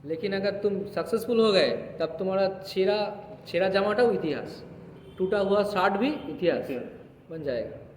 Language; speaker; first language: Hindi; non-native, local second language; Bangla